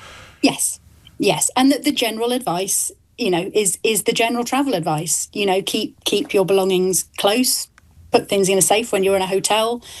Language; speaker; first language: English; native; English